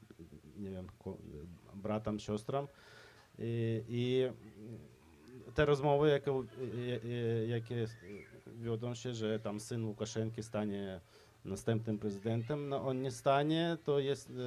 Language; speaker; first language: Polish; non-native, fluent; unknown